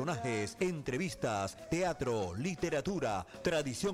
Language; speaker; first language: Spanish; native; Spanish